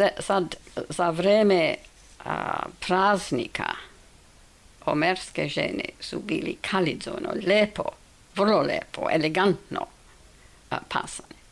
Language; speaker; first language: Serbian; non-native, fluent; English